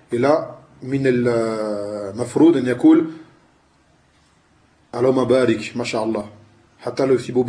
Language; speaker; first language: Arabic; non-native, fluent; French